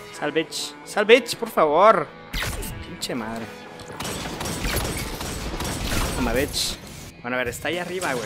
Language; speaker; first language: Spanish; native; Spanish